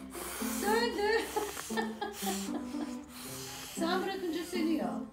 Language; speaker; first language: Turkish; native; Turkish